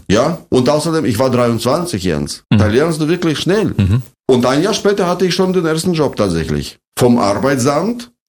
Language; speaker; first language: German; non-native, fluent; Russian